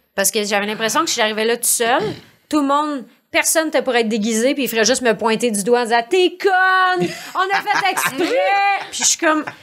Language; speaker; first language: French; native; French